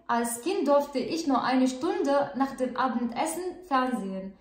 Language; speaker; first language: German; non-native, fluent; Arabic